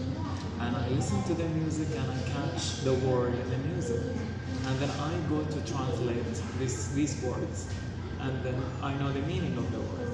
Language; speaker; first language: English; non-native, learner; Arabic